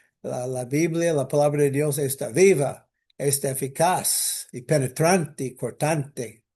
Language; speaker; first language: Spanish; non-native, fluent; English